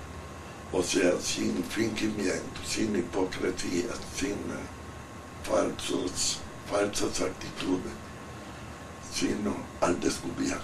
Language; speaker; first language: Spanish; non-native, fluent; Italian